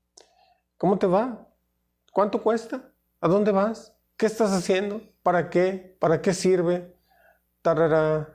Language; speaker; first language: Spanish; native; Spanish